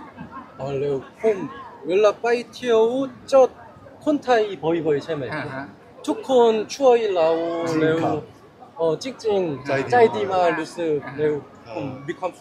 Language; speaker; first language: Thai; non-native, learner; Korean